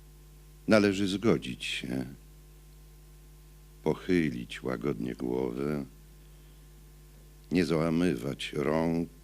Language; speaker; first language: Polish; native; Polish